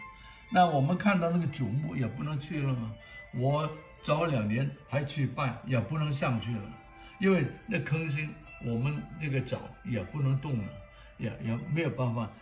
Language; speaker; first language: Chinese; non-native, local second language; Cantonese